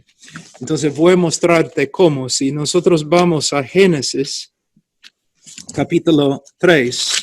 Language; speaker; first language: Spanish; non-native, fluent; English